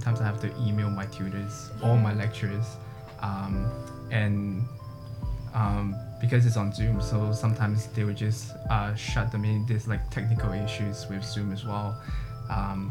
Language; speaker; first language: English; non-native, local second language; Chinese